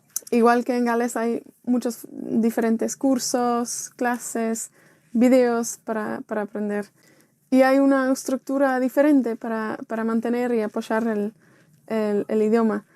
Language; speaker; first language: Spanish; non-native, fluent; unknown